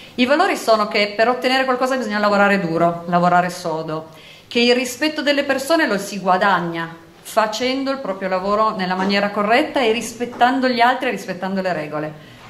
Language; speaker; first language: Italian; native; Italian